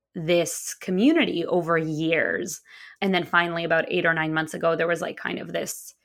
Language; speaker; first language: English; early bilingual, other home language; Russian